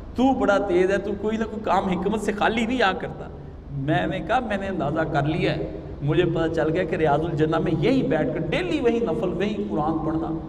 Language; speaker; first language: Urdu; non-native, local second language; Punjabi